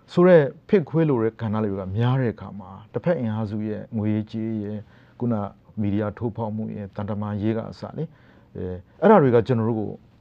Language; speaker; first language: Burmese; native; Burmese